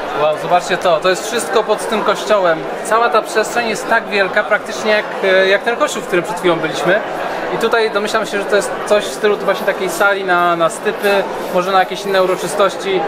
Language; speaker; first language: Polish; native; Polish